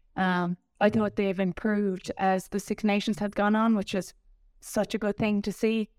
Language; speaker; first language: English; native; English